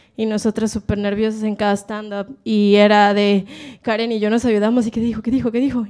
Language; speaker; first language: Spanish; native; Spanish